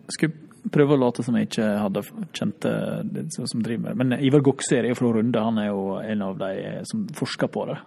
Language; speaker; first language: Norwegian; native; Norwegian